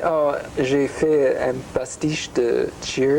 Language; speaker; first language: French; non-native, fluent; English